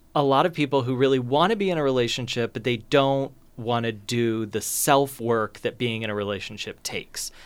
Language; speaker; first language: English; native; English